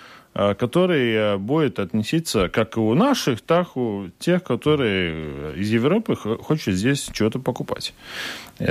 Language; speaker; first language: Russian; non-native, local second language; Latvian